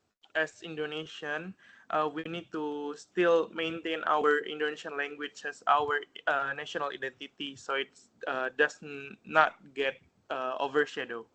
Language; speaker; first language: English; non-native, fluent; Indonesian